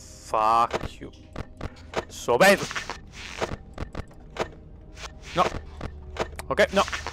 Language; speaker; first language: English; non-native, learner; Italian